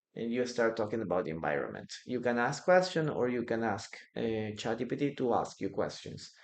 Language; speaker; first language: English; non-native, fluent; Spanish